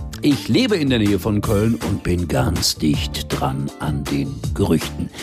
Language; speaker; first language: German; native; German